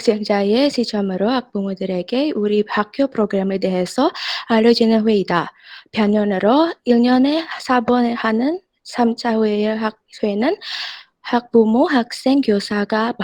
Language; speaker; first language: Korean; non-native, fluent; Indonesian